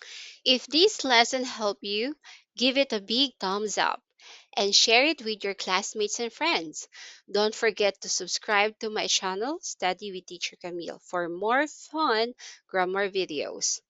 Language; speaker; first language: English; non-native, local second language; Filipino